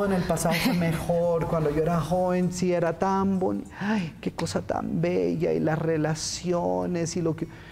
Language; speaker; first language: Spanish; native; Spanish